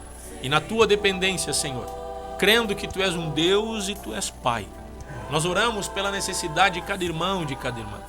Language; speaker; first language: Portuguese; native; Portuguese